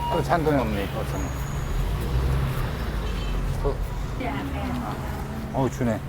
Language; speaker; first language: Korean; native; Korean